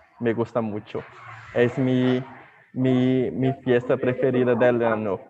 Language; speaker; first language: Spanish; non-native, learner; Portuguese